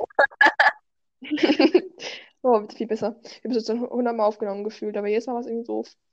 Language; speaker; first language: German; native; German